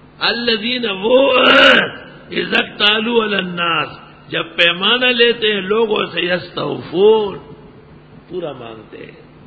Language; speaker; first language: Urdu; non-native, local second language; Pashto